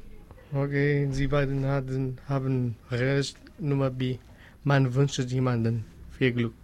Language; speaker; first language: German; non-native, learner; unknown